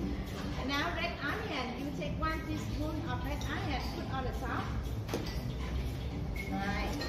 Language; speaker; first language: English; non-native, learner; Vietnamese